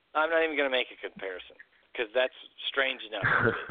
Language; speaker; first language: English; native; English